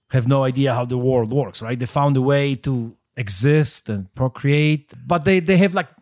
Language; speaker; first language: English; non-native, fluent; Polish